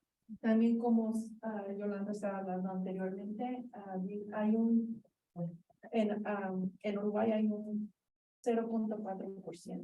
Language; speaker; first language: Spanish; early bilingual, heritage; Spanish